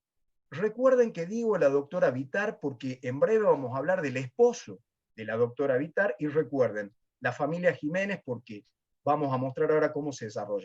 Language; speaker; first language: Spanish; native; Spanish